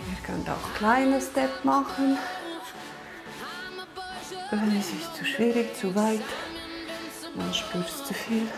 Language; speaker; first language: German; non-native, learner; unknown